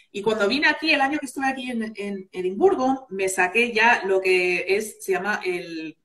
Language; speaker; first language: Spanish; early bilingual, other home language; English